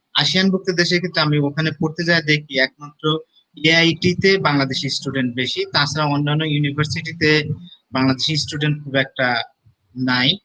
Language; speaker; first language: Bangla; native; Bangla